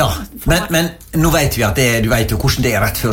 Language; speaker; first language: Norwegian; native; Norwegian